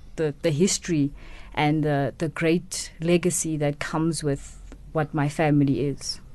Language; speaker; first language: English; non-native, local second language; Tswana